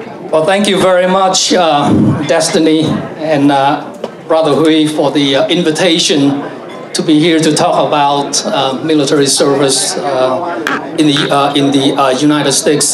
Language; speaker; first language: English; non-native, fluent; Vietnamese